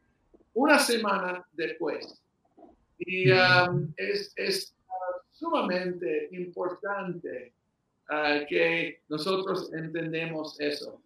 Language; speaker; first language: Spanish; early bilingual, heritage; English